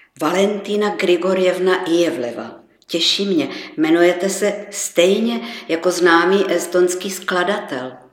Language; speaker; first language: Czech; native; Czech